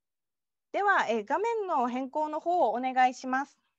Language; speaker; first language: Japanese; native; Japanese